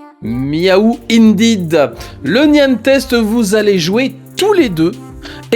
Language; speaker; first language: French; native; French